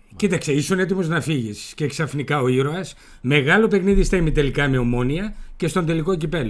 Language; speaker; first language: Greek; native; Greek